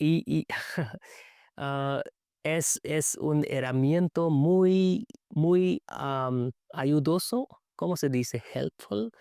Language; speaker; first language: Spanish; non-native, learner; English